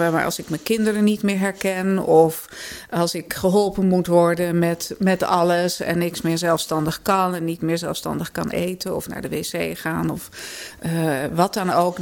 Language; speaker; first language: Dutch; native; Dutch